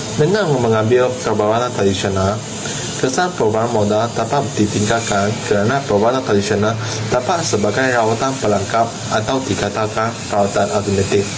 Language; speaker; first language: Malay; non-native, local second language; Chinese